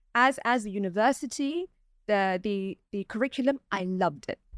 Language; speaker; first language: English; native; English